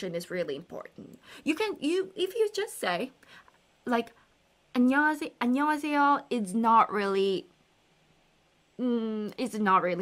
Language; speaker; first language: English; non-native, fluent; Korean